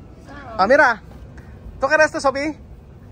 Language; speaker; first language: Spanish; non-native, learner; Filipino